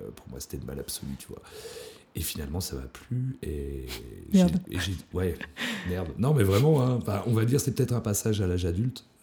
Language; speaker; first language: French; native; French